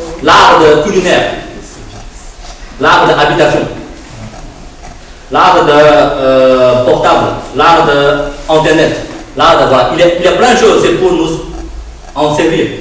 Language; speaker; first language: French; non-native, fluent; Chinese